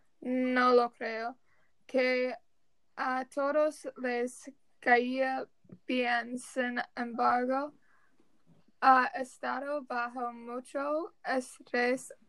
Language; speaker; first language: Spanish; non-native, learner; English